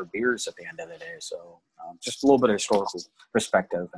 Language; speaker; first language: English; native; English